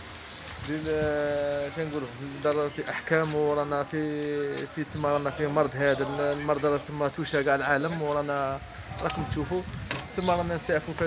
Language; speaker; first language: Arabic; native; Arabic